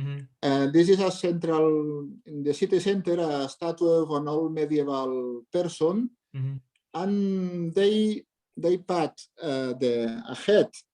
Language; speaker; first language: English; non-native, learner; Catalan